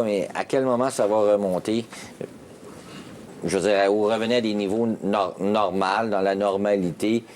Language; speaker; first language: French; native; French